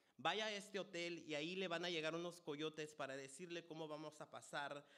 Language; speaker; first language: Spanish; early bilingual, heritage; Spanish